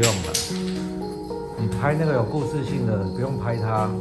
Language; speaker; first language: Chinese; native; Chinese